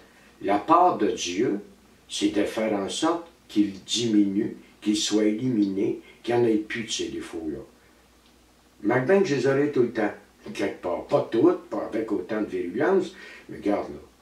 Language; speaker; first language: French; native; French